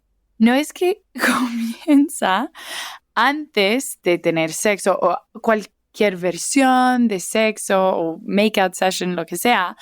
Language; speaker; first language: Spanish; early bilingual, heritage; English